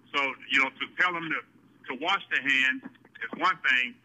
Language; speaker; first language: English; native; English